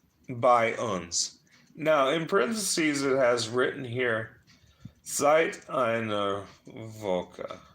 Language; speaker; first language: German; non-native, learner; English